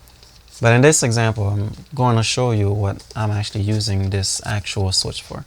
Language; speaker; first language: English; native; English